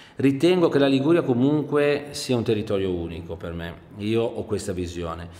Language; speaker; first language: Italian; native; Italian